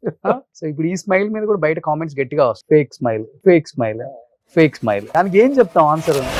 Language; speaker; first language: Telugu; native; Telugu